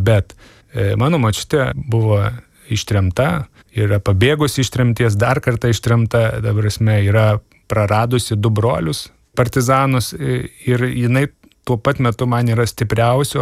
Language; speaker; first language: Lithuanian; native; Lithuanian